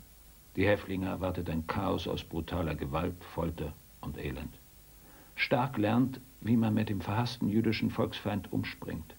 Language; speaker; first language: German; native; German